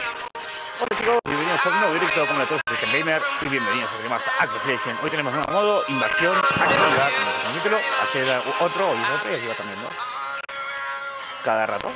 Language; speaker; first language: Spanish; native; Spanish